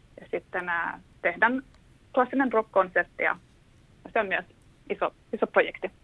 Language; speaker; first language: Finnish; non-native, local second language; Swedish